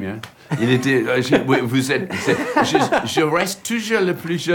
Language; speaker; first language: French; non-native, fluent; English